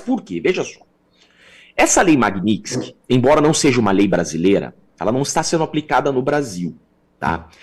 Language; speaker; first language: Portuguese; native; Portuguese